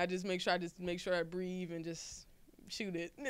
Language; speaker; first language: English; native; English